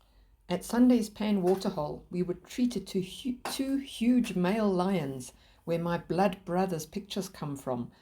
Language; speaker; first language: English; native; English